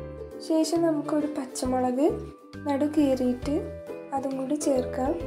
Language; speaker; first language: Malayalam; native; Malayalam